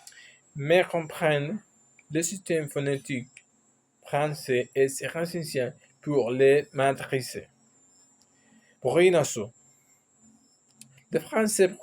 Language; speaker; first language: French; non-native, learner; Spanish